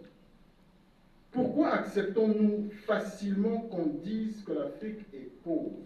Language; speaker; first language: French; non-native, local second language; Lingala